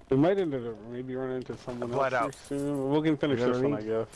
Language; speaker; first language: English; native; English